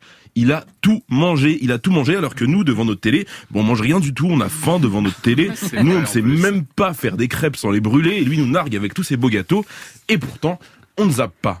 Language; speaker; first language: French; native; French